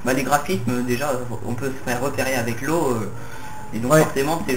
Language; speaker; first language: French; native; French